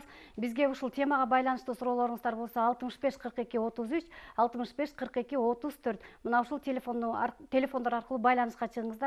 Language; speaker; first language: Kyrgyz; native; Kyrgyz